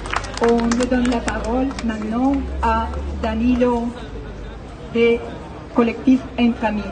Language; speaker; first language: French; non-native, learner; Spanish